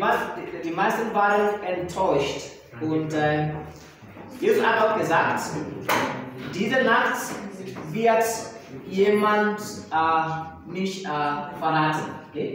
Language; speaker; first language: German; non-native, fluent; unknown